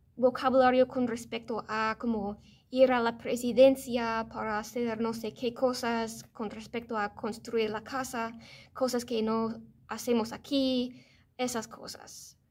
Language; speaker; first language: Spanish; non-native, fluent; English